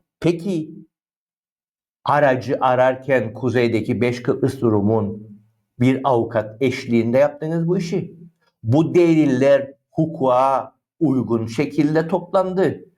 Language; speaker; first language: Turkish; native; Turkish